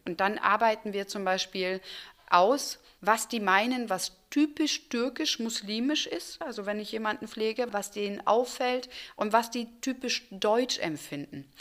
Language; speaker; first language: German; early bilingual, other home language; Turkish